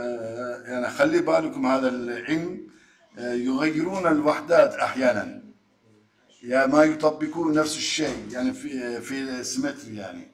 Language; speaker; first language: Arabic; non-native, fluent; Turkish